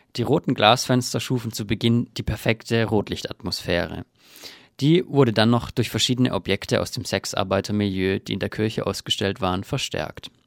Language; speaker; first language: German; native; German